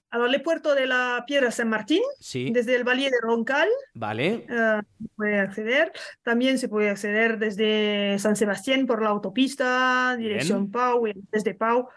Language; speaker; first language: Spanish; non-native, learner; French